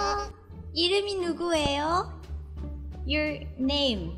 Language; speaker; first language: Korean; non-native, fluent; Indonesian